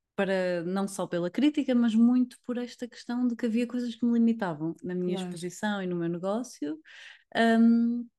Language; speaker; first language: Portuguese; native; Portuguese